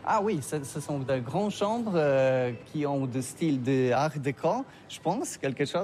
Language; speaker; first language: French; non-native, learner; Polish